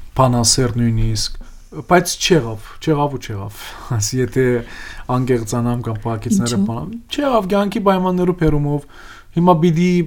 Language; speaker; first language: Armenian; early bilingual, heritage; Armenian